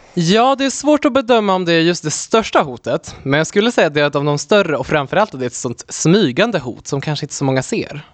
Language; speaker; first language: Swedish; early bilingual, other home language; Polish